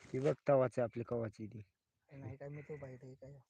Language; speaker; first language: Hindi; non-native, local second language; Marathi